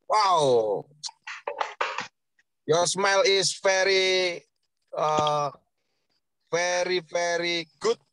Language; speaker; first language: English; non-native, learner; Indonesian